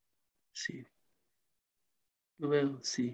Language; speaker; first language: Spanish; non-native, learner; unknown